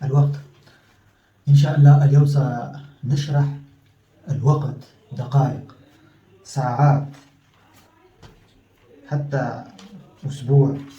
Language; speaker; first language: Arabic; non-native, fluent; Pashto